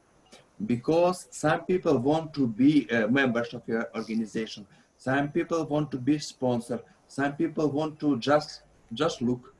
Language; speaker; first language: English; non-native, learner; Russian